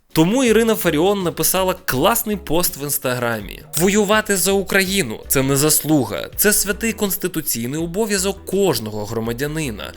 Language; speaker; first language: Ukrainian; non-native, local second language; Russian